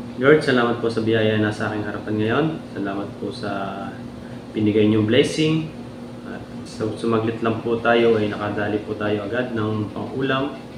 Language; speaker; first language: Filipino; non-native, local second language; Pampanga